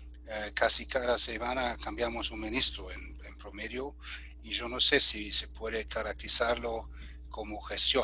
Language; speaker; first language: Spanish; non-native, fluent; German